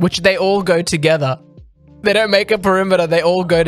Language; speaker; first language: English; native; English